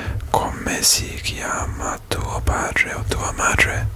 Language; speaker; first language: Italian; non-native, learner; English